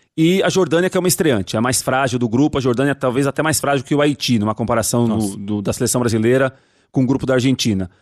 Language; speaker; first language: Portuguese; native; Portuguese